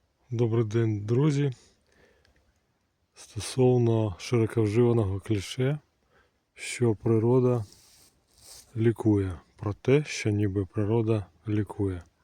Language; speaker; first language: Ukrainian; non-native, local second language; Russian